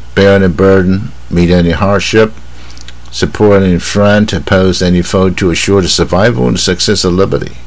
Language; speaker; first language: English; non-native, fluent; Chinese